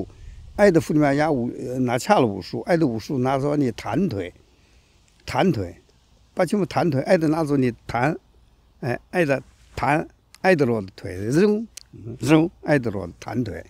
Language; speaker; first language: Russian; non-native, learner; Chinese